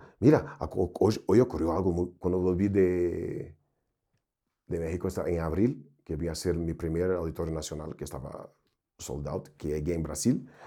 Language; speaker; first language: Spanish; non-native, fluent; Portuguese